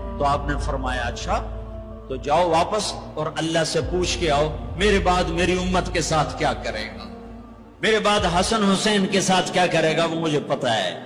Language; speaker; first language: Urdu; non-native, local second language; Punjabi